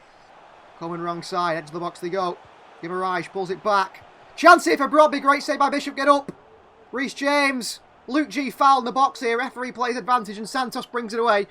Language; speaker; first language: English; native; English